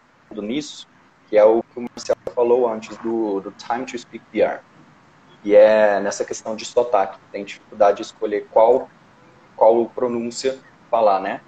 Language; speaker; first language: Portuguese; native; Portuguese